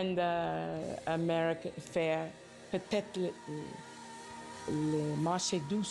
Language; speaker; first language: French; non-native, learner; English